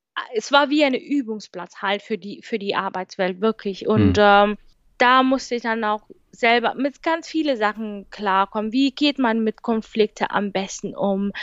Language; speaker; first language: German; non-native, fluent; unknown